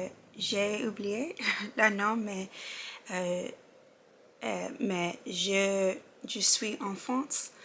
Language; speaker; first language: French; non-native, learner; English